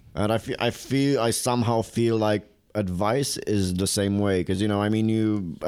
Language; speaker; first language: English; non-native, fluent; Romanian